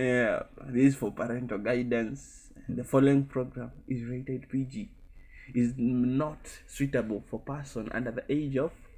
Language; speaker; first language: English; non-native, local second language; Swahili